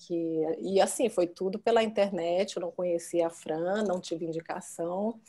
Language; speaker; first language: Portuguese; native; Portuguese